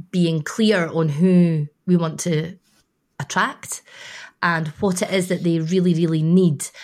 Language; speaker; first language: English; native; English